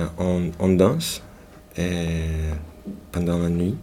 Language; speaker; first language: French; non-native, learner; Portuguese